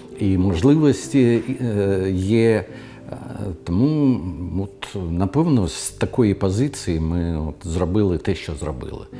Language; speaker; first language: Ukrainian; non-native, local second language; Russian